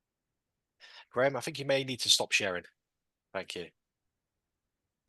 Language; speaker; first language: English; native; English